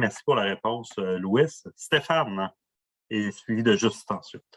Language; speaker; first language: French; native; French